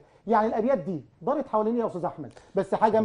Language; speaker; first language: Arabic; native; Arabic